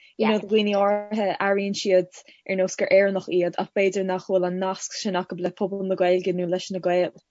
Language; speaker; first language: Irish; non-native, local second language; English